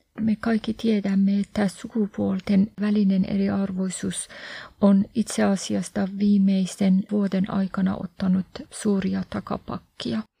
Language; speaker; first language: Finnish; non-native, fluent; Persian